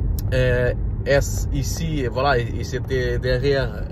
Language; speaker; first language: French; non-native, learner; Portuguese